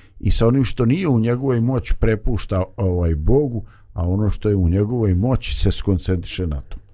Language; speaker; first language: Bosnian; native; Bosnian